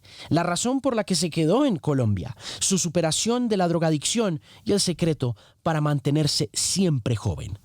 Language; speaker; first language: Spanish; native; Spanish